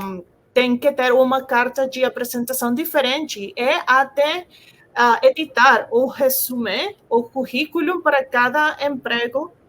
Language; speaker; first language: Portuguese; non-native, fluent; Spanish